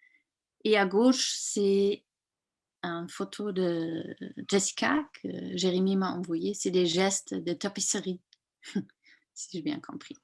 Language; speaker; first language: French; non-native, fluent; German